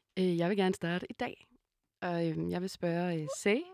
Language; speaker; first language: Danish; native; Danish